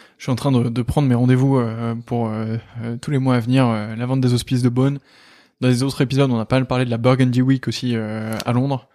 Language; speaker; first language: French; native; French